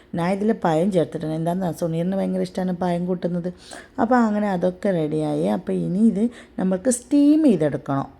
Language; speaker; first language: Malayalam; non-native, fluent; Tamil